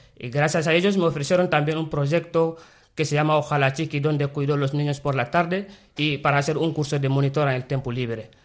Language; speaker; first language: Spanish; non-native, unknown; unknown